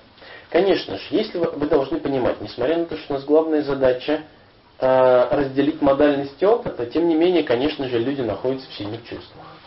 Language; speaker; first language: Russian; native; Russian